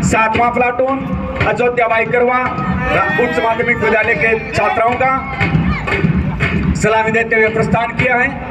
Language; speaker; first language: Hindi; native; Hindi